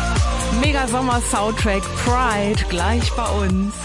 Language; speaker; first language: German; native; German